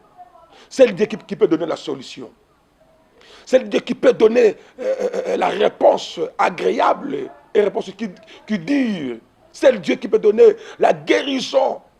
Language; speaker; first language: French; non-native, local second language; Lingala